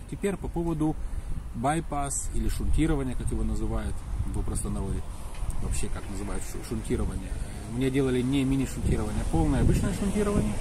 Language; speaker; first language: Russian; native; Russian